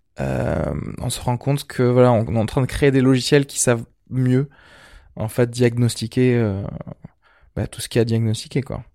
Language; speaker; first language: French; early bilingual, other home language; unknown